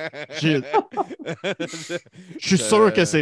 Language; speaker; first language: French; native; French